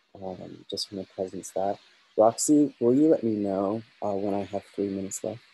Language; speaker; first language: English; native; English